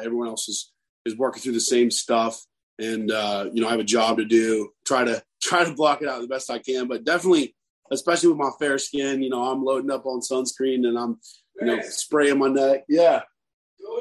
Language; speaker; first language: English; native; English